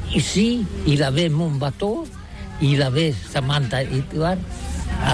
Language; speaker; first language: French; non-native, learner; Catalan